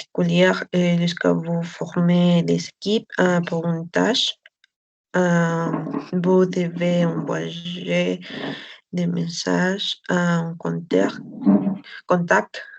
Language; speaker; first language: French; non-native, learner; Spanish